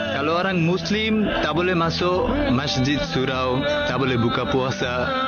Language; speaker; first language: Malay; non-native, learner; Bangla